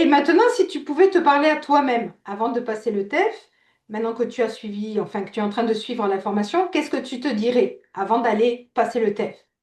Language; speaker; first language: French; native; French